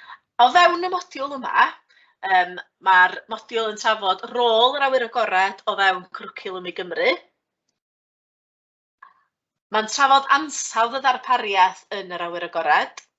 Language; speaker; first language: Welsh; native; Welsh